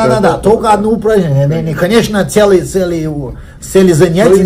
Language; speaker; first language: Russian; non-native, learner; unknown